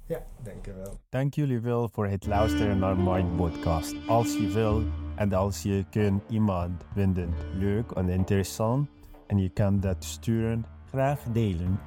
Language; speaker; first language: Dutch; non-native, learner; Arabic